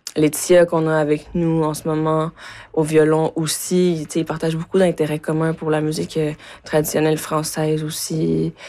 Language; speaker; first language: French; early bilingual, other home language; Spanish